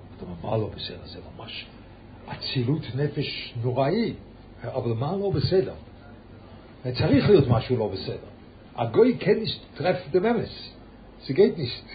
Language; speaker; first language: Hebrew; early bilingual, heritage; Yiddish